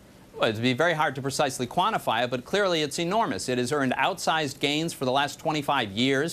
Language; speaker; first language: English; native; English